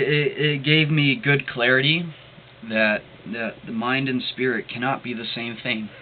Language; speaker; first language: English; native; English